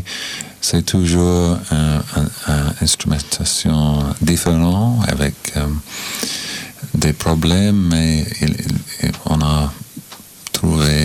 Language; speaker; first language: French; non-native, learner; English